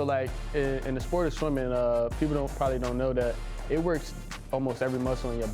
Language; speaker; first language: English; native; English